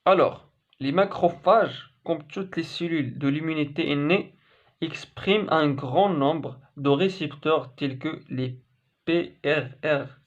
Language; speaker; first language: French; non-native, local second language; Arabic